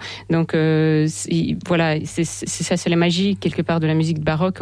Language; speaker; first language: French; non-native, fluent; Ukrainian